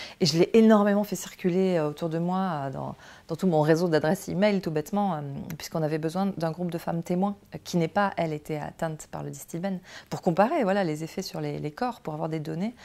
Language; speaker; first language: French; native; French